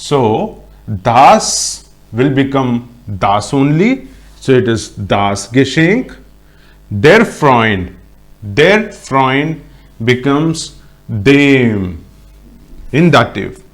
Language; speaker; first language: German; non-native, fluent; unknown